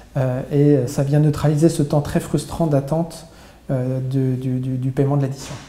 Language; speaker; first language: French; native; French